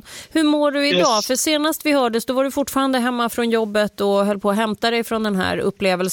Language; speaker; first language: Swedish; native; Swedish